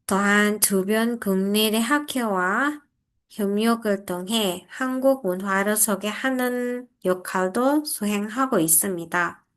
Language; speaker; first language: Korean; non-native, fluent; Indonesian